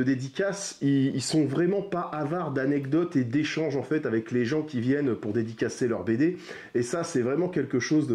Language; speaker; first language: French; native; French